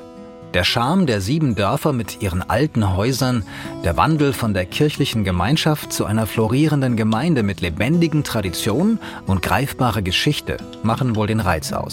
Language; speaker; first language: German; native; German